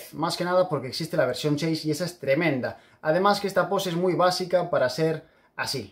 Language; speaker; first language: Spanish; native; Spanish